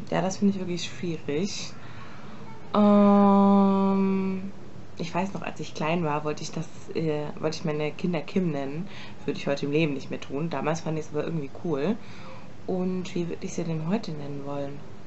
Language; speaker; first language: German; native; German